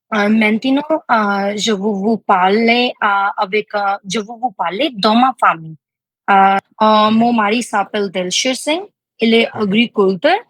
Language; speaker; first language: French; non-native, learner; Hindi